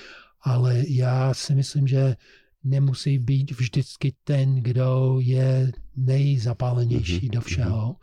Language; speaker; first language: Czech; non-native, fluent; English